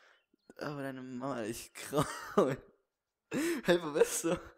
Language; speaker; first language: German; native; German